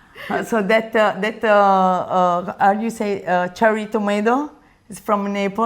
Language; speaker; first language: English; non-native, learner; Italian